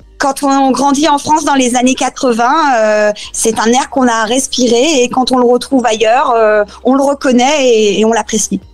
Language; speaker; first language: French; early bilingual, other home language; Spanish